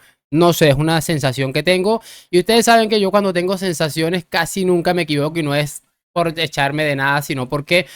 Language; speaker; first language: Spanish; native; Spanish